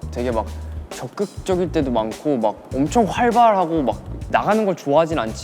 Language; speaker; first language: Korean; native; Korean